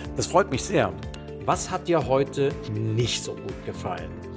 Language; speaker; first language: German; native; German